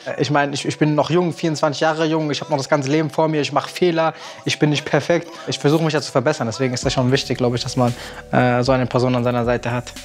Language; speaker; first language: German; native; German